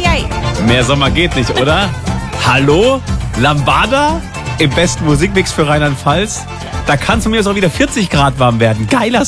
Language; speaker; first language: German; native; German